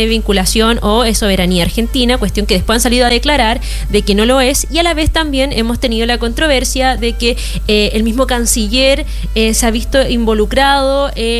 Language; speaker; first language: Spanish; native; Spanish